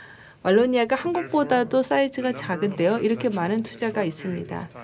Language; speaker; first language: Korean; native; Korean